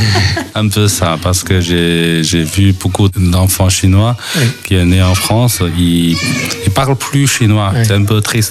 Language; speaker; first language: French; non-native, learner; Chinese